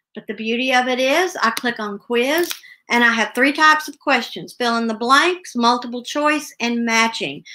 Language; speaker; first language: English; native; English